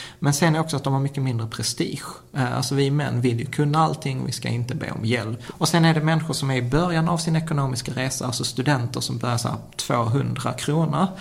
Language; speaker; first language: Swedish; early bilingual, other home language; Czech